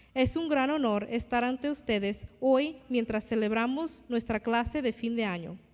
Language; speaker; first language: Spanish; early bilingual, other home language; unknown